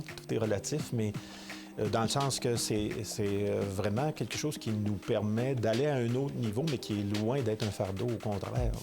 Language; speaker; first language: French; native; French